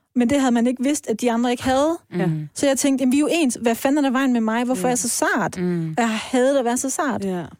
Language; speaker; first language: Danish; early bilingual, other home language; Persian